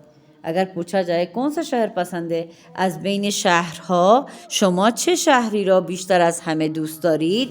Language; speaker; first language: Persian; non-native, fluent; Urdu